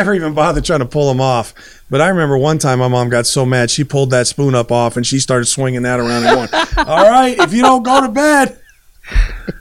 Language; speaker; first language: English; native; English